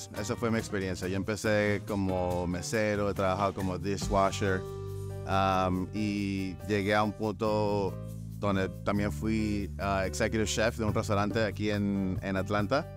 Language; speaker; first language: Spanish; early bilingual, other home language; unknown